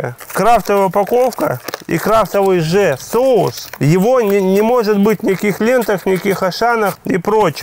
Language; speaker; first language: Russian; native; Russian